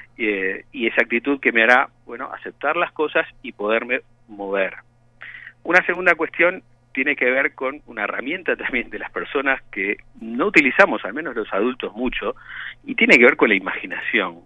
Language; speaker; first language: Spanish; native; Spanish